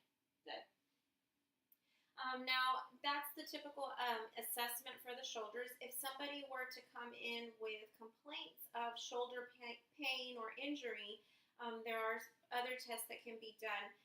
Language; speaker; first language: English; native; English